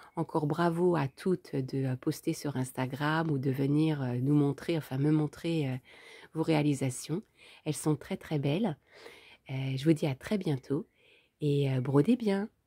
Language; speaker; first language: French; native; French